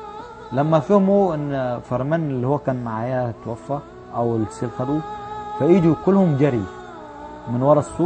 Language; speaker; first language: Arabic; native; Arabic